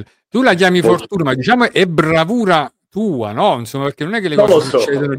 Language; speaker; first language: Italian; native; Italian